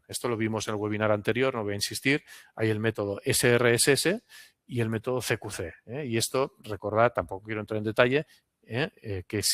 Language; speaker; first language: Spanish; non-native, local second language; Catalan